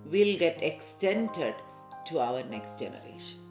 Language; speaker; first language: English; non-native, local second language; Malayalam